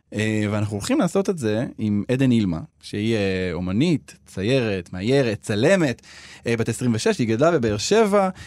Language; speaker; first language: Hebrew; native; Hebrew